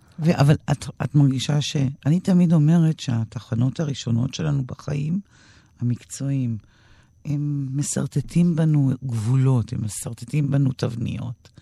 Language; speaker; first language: Hebrew; native; Hebrew